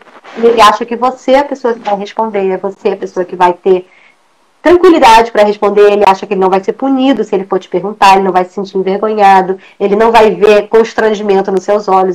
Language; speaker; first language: Portuguese; native; Portuguese